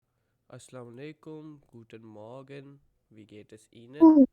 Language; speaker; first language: German; non-native, fluent; Urdu